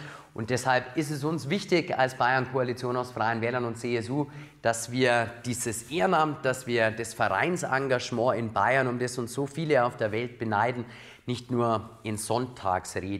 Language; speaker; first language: German; native; German